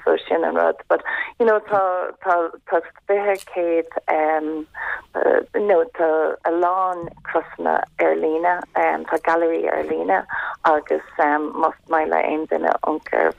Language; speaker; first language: Irish; non-native, local second language; English